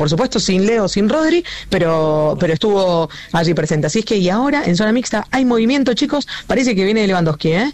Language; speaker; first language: Spanish; native; Spanish